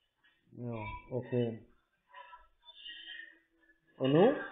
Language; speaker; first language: German; native; German